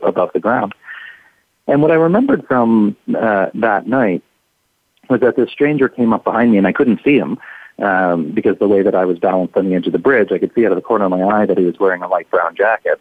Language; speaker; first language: English; native; English